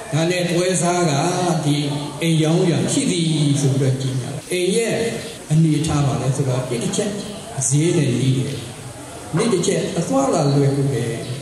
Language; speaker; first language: Burmese; non-native, local second language; S'gaw Karen